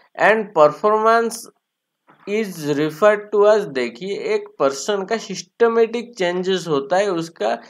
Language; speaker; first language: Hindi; non-native, local second language; Bangla